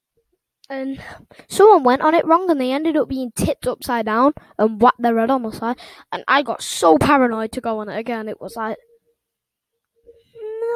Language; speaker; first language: English; native; English